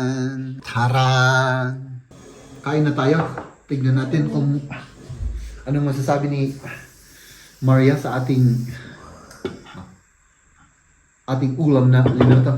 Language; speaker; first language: Filipino; native; Filipino